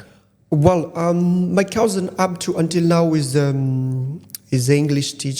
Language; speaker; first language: English; non-native, fluent; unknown